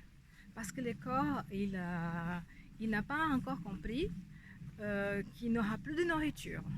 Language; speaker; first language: French; non-native, fluent; Portuguese